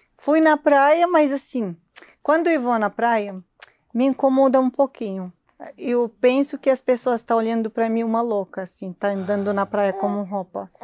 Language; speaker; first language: Portuguese; non-native, learner; Arabic